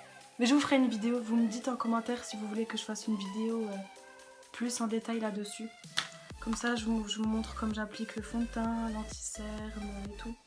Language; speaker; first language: French; native; French